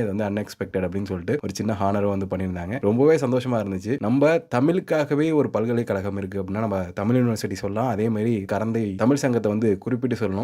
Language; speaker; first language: Tamil; native; Tamil